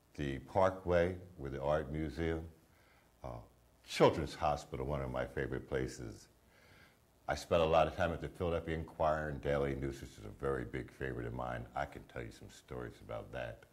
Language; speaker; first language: English; native; English